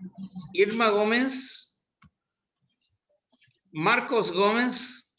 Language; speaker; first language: Spanish; native; Spanish